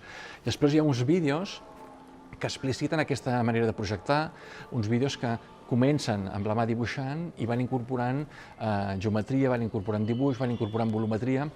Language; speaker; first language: Catalan; native; Catalan